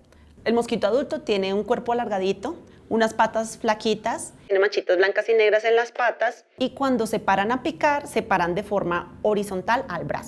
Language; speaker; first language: Spanish; native; Spanish